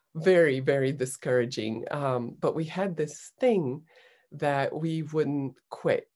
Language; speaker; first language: English; non-native, fluent; Bulgarian